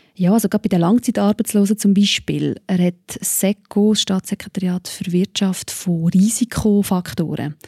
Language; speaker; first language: German; native; German